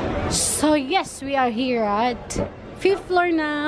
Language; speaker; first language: English; non-native, local second language; Filipino